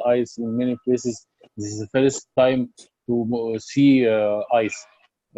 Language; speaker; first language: English; non-native, learner; Arabic